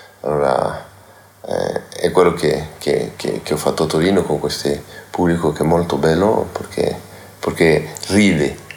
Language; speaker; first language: Italian; non-native, learner; Spanish